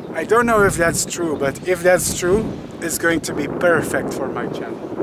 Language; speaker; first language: English; non-native, fluent; Dutch